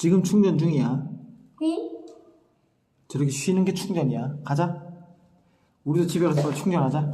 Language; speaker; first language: Korean; native; Korean